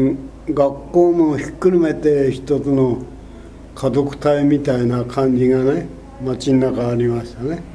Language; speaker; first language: Japanese; native; Japanese